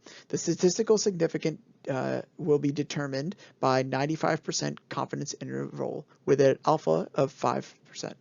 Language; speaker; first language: English; native; English